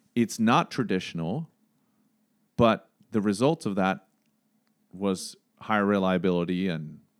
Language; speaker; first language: English; non-native, fluent; Swedish